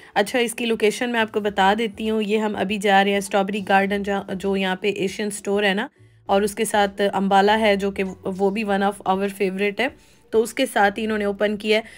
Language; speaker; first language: Urdu; native; Urdu